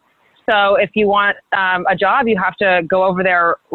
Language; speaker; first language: English; native; English